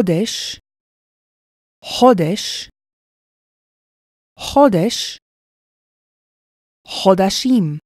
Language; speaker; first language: Hebrew; non-native, fluent; English